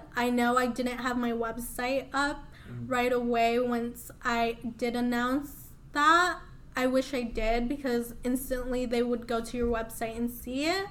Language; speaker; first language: English; early bilingual, other home language; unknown